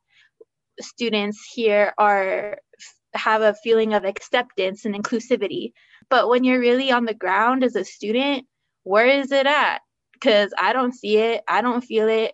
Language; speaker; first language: English; native; English